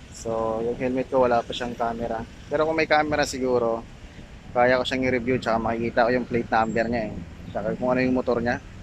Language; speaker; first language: Filipino; native; Filipino